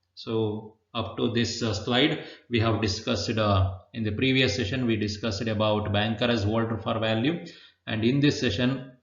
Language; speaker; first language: English; non-native, local second language; Kannada